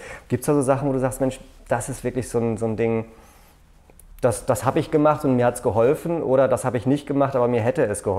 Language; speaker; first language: German; native; German